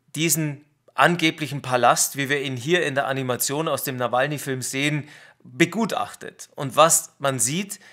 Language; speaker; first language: German; native; German